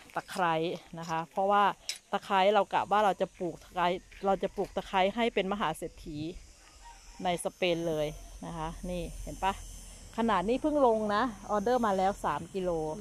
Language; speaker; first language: Thai; native; Thai